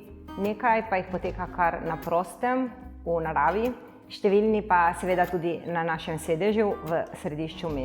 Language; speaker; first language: Slovenian; native; Slovenian